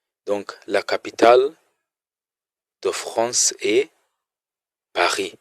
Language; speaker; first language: French; non-native, fluent; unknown